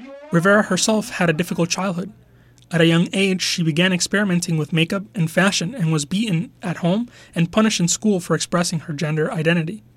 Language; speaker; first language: English; non-native, local second language; Spanish